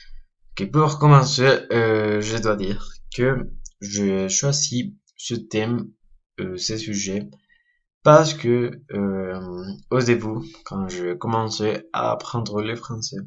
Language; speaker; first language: French; non-native, learner; Spanish